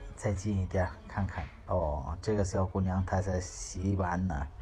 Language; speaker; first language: Chinese; non-native, learner; Hindi